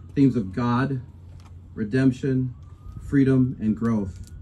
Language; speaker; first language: English; native; English